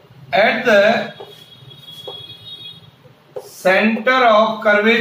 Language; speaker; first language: English; non-native, local second language; Hindi